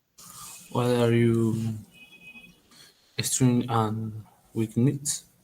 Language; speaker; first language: English; non-native, learner; Spanish